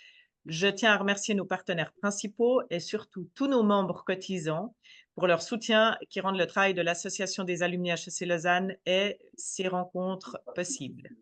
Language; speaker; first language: French; native; French